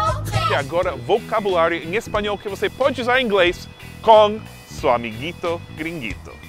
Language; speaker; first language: Portuguese; non-native, fluent; English